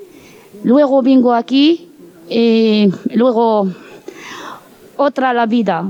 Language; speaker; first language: Spanish; non-native, learner; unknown